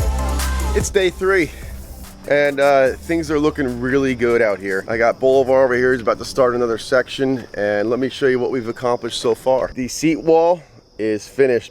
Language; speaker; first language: English; native; English